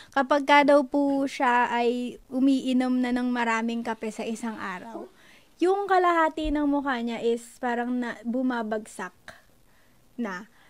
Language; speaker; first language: Filipino; native; Filipino